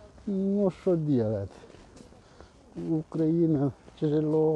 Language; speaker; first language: Russian; non-native, learner; Vietnamese